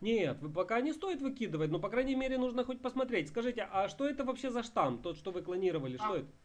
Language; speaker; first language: Russian; native; Russian